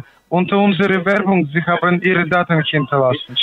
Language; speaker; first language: German; non-native, learner; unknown